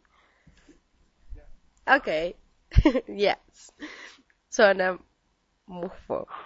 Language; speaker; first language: Italian; non-native, learner; Spanish